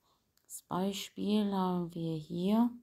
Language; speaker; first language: German; non-native, fluent; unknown